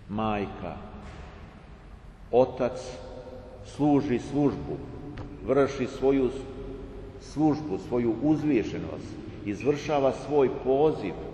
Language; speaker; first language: Serbian; native; Serbian